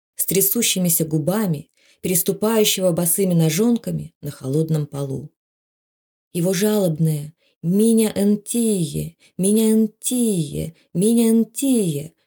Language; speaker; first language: Russian; non-native, local second language; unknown